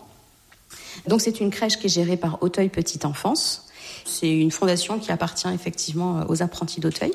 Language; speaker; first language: French; native; French